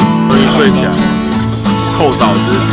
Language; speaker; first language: Chinese; native; Chinese